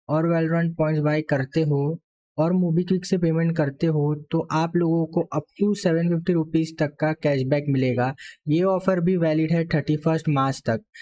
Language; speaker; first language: Hindi; native; Hindi